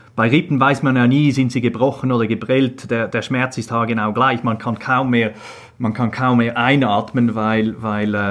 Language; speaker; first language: German; native; German